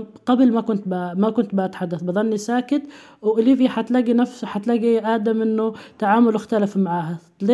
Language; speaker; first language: Arabic; native; Arabic